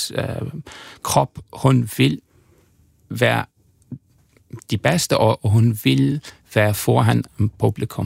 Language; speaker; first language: Danish; non-native, fluent; English